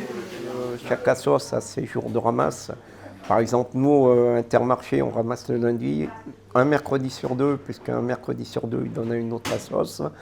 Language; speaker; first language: French; native; French